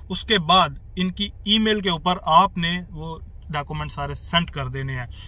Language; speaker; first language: Urdu; non-native, local second language; Punjabi